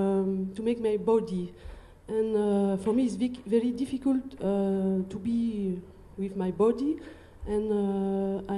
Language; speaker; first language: English; non-native, learner; French